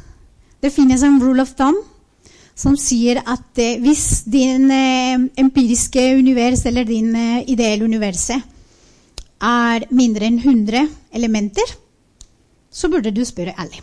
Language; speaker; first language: Norwegian; non-native, fluent; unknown